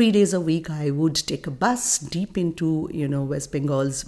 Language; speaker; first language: English; non-native, local second language; Bangla